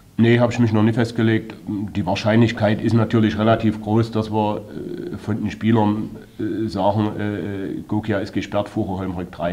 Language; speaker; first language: German; native; German